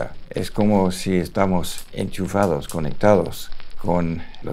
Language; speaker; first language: Spanish; non-native, local second language; English